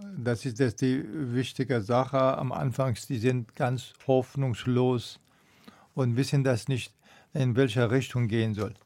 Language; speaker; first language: German; non-native, fluent; Persian